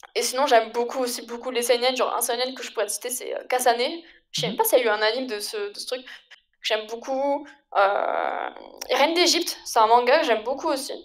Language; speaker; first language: French; native; French